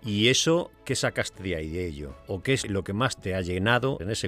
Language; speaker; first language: Spanish; native; Spanish